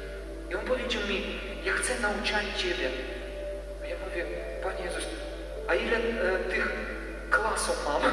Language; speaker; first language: Polish; non-native, learner; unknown